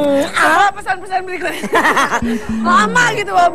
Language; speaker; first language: Indonesian; native; Indonesian